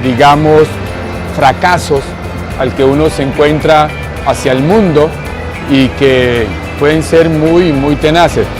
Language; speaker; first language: Spanish; native; Spanish